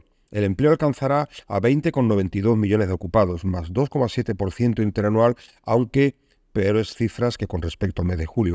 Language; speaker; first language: Spanish; native; Spanish